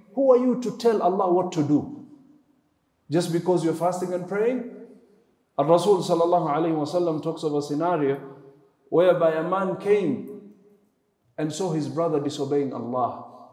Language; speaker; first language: English; non-native, local second language; Swahili